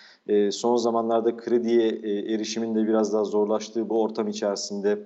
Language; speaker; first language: Turkish; native; Turkish